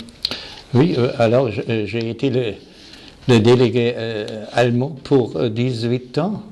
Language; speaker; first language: French; non-native, fluent; German